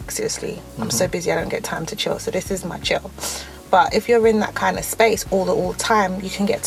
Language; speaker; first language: English; native; English